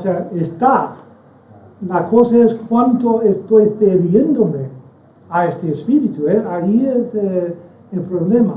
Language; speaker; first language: Spanish; non-native, fluent; English